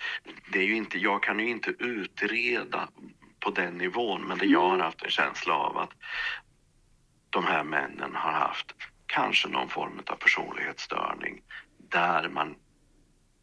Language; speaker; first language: Swedish; native; Swedish